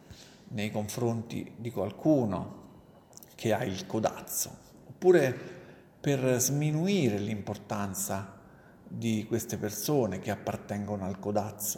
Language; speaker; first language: Italian; native; Italian